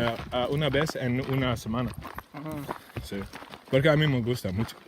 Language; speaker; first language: Spanish; non-native, learner; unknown